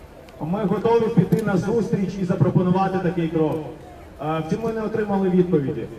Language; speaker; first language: Ukrainian; native; Ukrainian